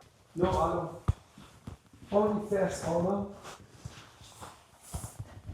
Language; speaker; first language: English; non-native, learner; German